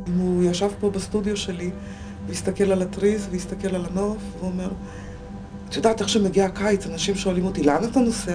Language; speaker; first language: Hebrew; native; Hebrew